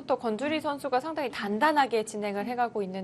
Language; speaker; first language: Korean; native; Korean